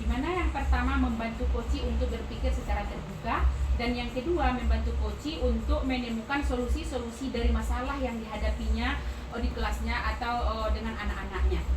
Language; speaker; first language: Indonesian; native; Indonesian